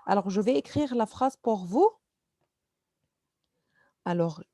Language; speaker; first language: French; non-native, fluent; Arabic